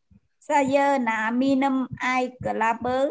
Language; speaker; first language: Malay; non-native, learner; Vietnamese